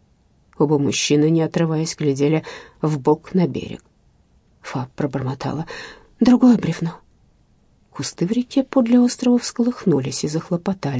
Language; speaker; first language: Russian; native; Russian